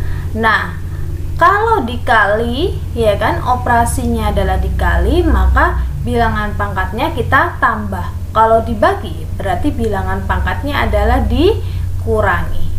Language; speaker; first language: Indonesian; native; Indonesian